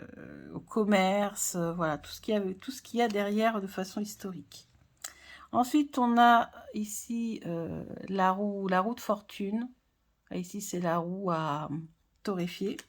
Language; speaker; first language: French; native; French